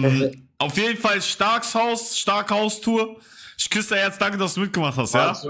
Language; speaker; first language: German; native; German